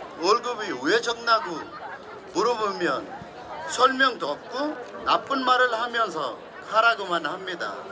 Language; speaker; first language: Korean; non-native, fluent; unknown